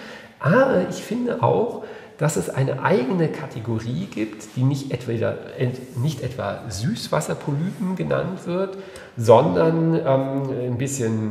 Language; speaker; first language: German; native; German